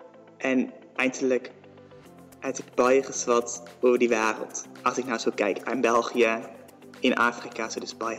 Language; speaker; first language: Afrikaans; non-native, learner; Dutch